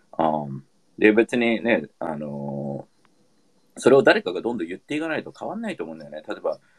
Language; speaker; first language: Japanese; early bilingual, heritage; Japanese